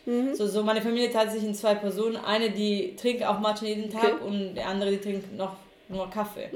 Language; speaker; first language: German; non-native, fluent; Italian